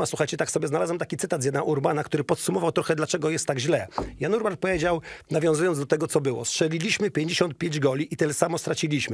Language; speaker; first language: Polish; native; Polish